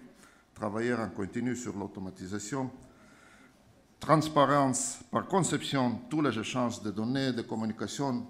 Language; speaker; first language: French; non-native, fluent; Estonian